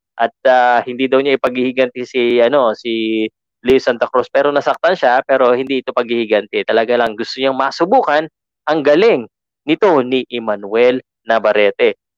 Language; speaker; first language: Filipino; native; Filipino